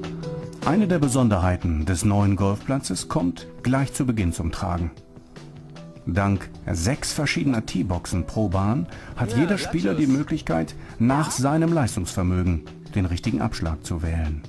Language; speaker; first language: German; native; German